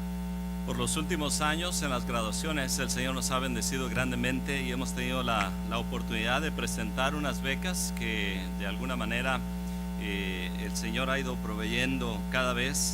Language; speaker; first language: Spanish; native; Spanish